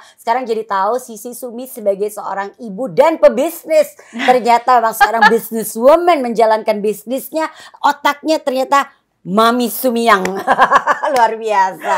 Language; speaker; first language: Indonesian; native; Indonesian